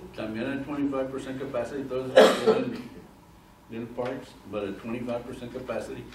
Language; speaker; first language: English; early bilingual, other home language; Spanish